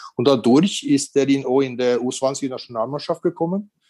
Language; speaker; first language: German; non-native, fluent; Norwegian